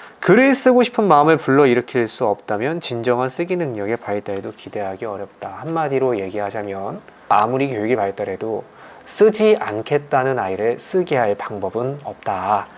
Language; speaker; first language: Korean; native; Korean